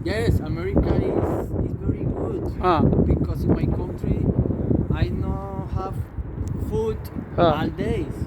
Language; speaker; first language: English; non-native, learner; Spanish